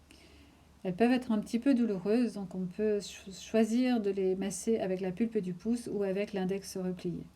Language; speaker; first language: French; native; French